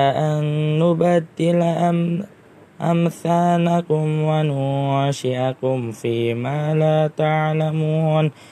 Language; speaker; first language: Arabic; non-native, learner; Indonesian